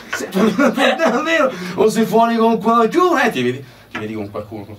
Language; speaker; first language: Italian; native; Italian